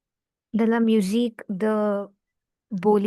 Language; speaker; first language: French; non-native, learner; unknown